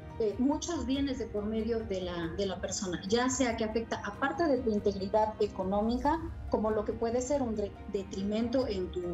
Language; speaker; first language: Spanish; native; Spanish